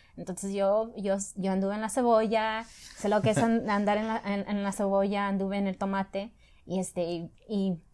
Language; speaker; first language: Spanish; early bilingual, other home language; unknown